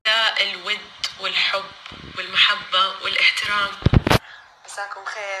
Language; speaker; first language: Arabic; native; Arabic